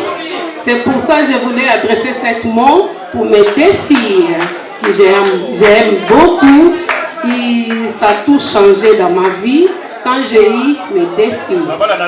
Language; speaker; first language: French; non-native, fluent; Portuguese